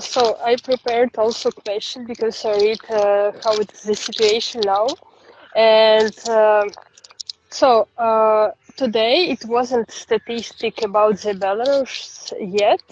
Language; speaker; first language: English; non-native, fluent; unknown